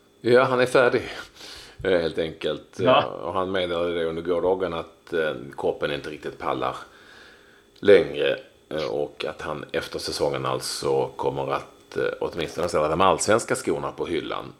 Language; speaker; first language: Swedish; native; Swedish